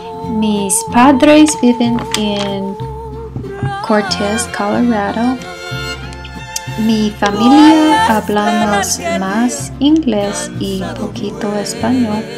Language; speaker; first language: Spanish; non-native, learner; English